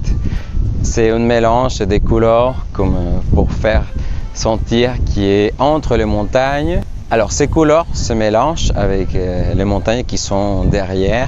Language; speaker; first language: French; non-native, fluent; Spanish